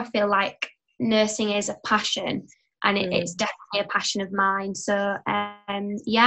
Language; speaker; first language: English; native; English